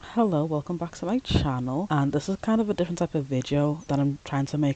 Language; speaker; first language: English; native; English